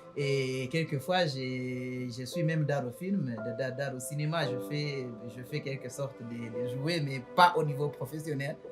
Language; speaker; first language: French; non-native, fluent; Nyankole